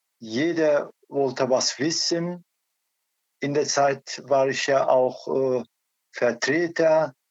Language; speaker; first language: German; non-native, learner; Turkish